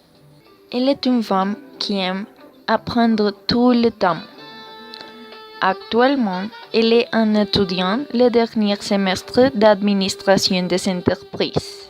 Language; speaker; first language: French; non-native, learner; Spanish